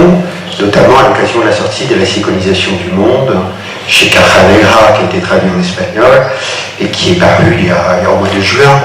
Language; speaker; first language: French; native; French